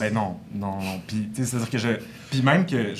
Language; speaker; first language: French; native; French